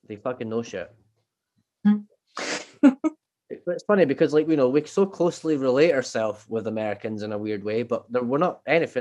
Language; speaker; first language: English; native; English